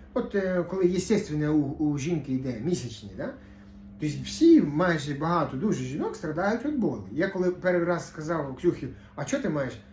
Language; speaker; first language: Ukrainian; native; Ukrainian